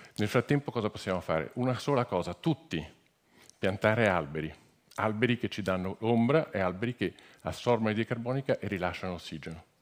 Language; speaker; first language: Italian; native; Italian